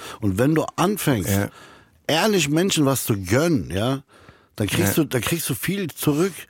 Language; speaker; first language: German; early bilingual, other home language; Arabic